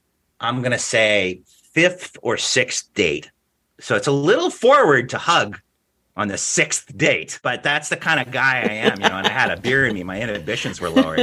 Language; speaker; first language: English; native; English